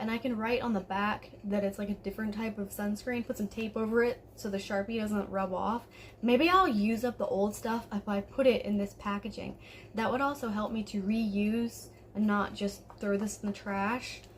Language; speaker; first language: English; native; English